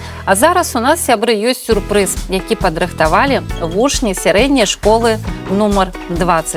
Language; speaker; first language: Belarusian; native; Belarusian